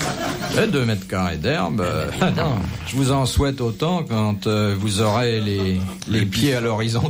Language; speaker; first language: French; native; French